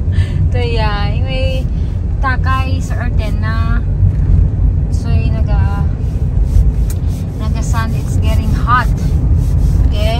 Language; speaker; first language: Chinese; non-native, learner; Filipino